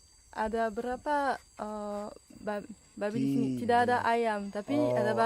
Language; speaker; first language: Indonesian; non-native, learner; French